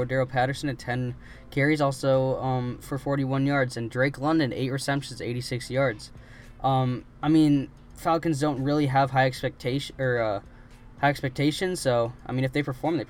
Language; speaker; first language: English; native; English